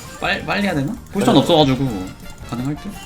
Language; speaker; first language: Korean; native; Korean